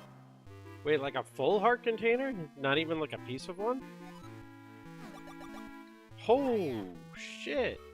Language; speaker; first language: English; native; English